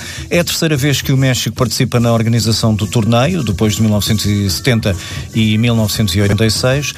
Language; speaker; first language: Portuguese; native; Portuguese